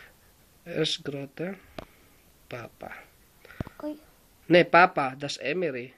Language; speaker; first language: Dutch; non-native, learner; Filipino